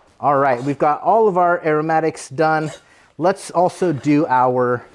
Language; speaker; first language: English; native; English